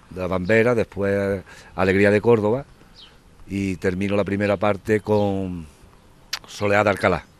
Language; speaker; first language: Spanish; native; Spanish